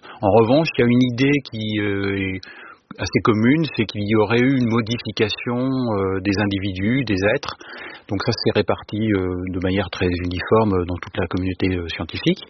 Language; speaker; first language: French; native; French